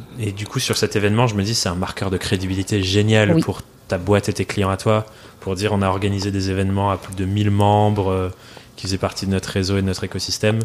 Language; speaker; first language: French; native; French